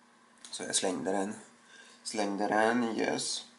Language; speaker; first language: Swedish; non-native, learner; Russian